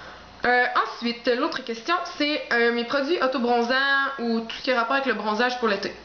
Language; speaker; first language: French; native; French